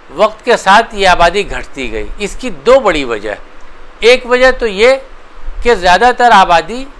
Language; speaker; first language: Hindi; native; Hindi